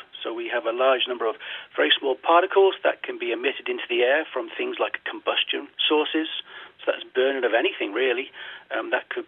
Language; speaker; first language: English; native; English